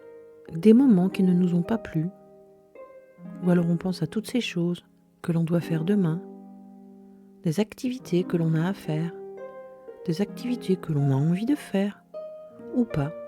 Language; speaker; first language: French; native; French